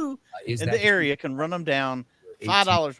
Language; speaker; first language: English; native; English